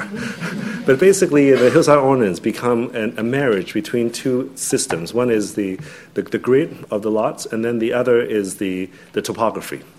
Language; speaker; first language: English; non-native, local second language; Cantonese